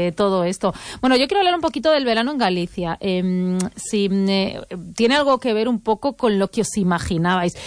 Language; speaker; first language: Spanish; native; Spanish